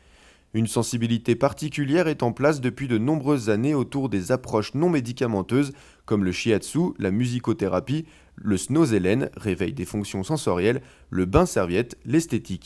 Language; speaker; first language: French; native; French